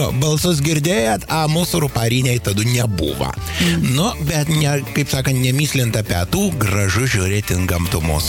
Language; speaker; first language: Lithuanian; native; Lithuanian